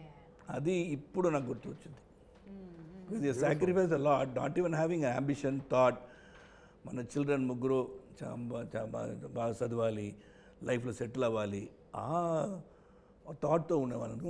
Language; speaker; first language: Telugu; non-native, local second language; Tamil